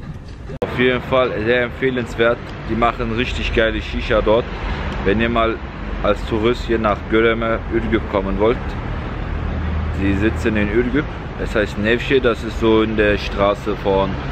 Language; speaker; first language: German; early bilingual, other home language; Turkish